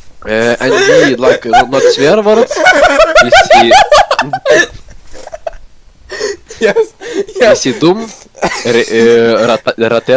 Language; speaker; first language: English; non-native, learner; Russian